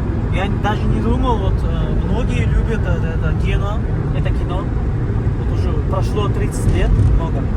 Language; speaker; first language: Russian; non-native, learner; Uzbek